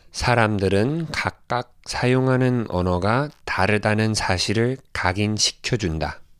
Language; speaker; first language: Korean; non-native, fluent; English